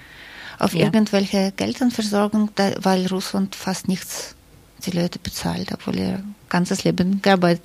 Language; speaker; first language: German; non-native, fluent; Russian